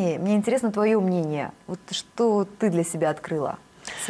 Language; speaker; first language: Russian; native; Russian